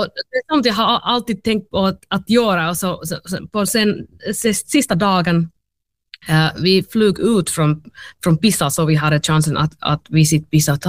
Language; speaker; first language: Swedish; non-native, local second language; Finnish